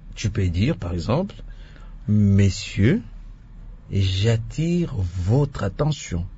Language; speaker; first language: French; non-native, local second language; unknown